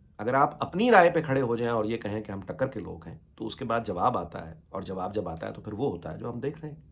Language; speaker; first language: Urdu; native; Urdu